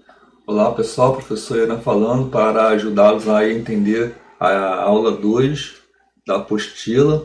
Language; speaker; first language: Portuguese; native; Portuguese